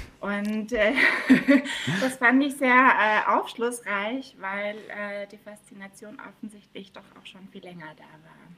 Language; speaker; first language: German; native; German